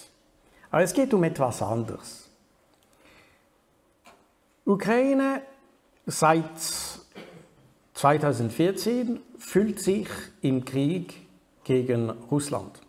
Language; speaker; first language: German; non-native, fluent; French